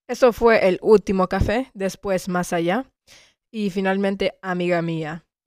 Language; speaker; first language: Spanish; early bilingual, heritage; Spanish